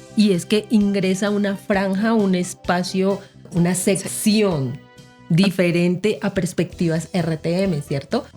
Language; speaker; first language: Spanish; native; Spanish